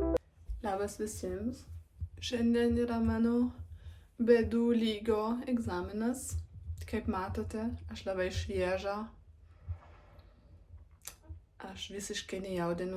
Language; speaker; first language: Lithuanian; non-native, learner; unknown